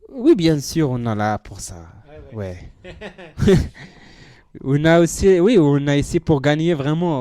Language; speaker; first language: French; non-native, learner; Central Atlas Tamazight